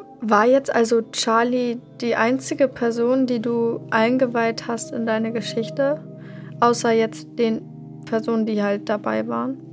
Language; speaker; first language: German; native; German